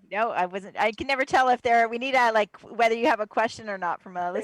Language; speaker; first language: English; native; English